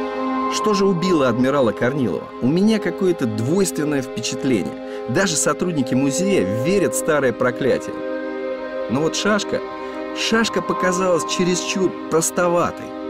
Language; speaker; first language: Russian; native; Russian